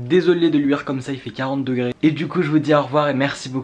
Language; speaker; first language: French; native; French